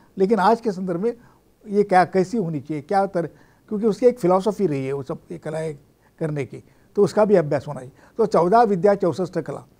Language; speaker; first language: Hindi; non-native, local second language; Marathi